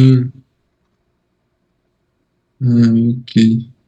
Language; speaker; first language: English; non-native, learner; Portuguese